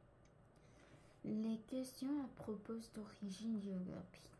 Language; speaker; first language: French; non-native, learner; Korean